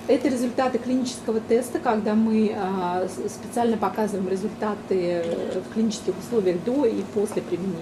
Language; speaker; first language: Russian; native; Russian